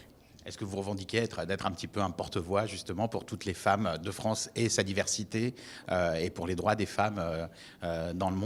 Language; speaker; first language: French; native; French